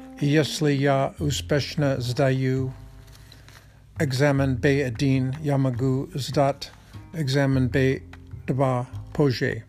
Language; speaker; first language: Czech; non-native, learner; Russian